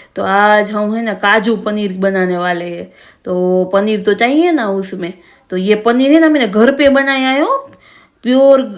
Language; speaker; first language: Hindi; non-native, local second language; Gujarati